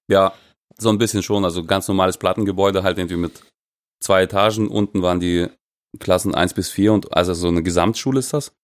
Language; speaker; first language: German; non-native, fluent; Russian